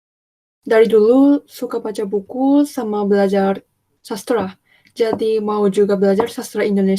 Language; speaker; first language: Indonesian; non-native, learner; Japanese